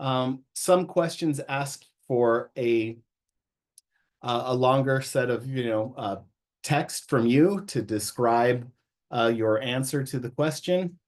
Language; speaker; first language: English; native; English